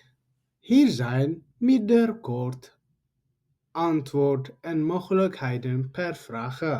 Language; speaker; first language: Dutch; non-native, learner; Tigrinya